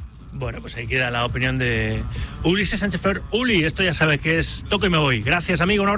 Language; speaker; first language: Spanish; native; Spanish